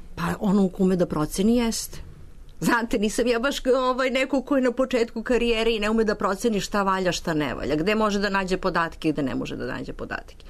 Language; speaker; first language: Serbian; native; Serbian